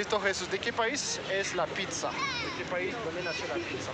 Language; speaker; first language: Spanish; non-native, fluent; French